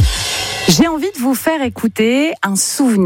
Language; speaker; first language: French; native; French